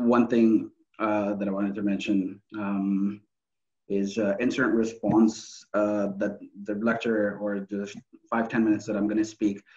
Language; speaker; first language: English; non-native, local second language; Urdu